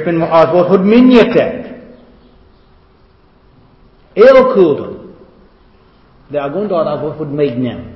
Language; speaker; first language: Hungarian; non-native, fluent; English